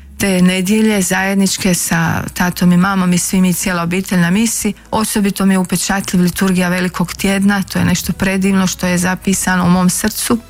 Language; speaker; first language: Croatian; native; Croatian